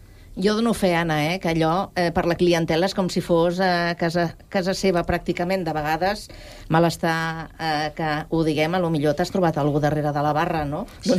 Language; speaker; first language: Catalan; native; Catalan